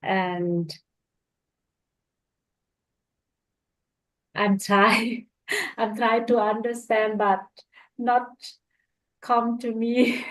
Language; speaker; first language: English; non-native, learner; Thai